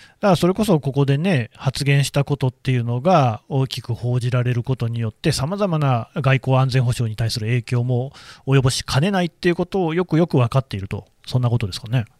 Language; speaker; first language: Japanese; native; Japanese